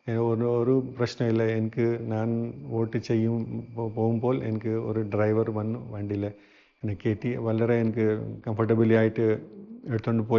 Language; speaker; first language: Malayalam; non-native, fluent; Hindi